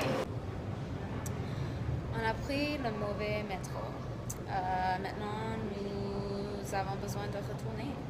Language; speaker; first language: French; non-native, learner; English